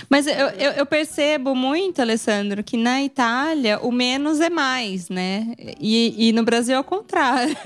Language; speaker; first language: Portuguese; native; Portuguese